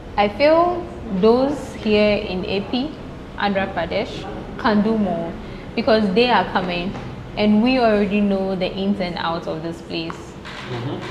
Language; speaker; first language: English; non-native, local second language; Akan